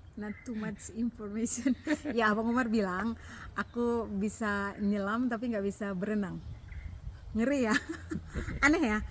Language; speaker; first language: Indonesian; native; Indonesian